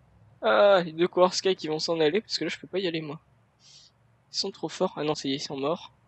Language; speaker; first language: French; native; French